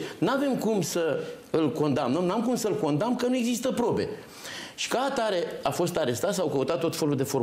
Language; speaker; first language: Romanian; native; Romanian